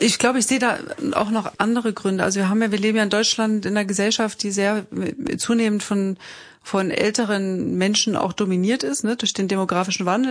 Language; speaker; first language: German; native; German